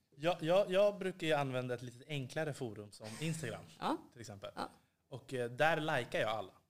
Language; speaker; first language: Swedish; native; Swedish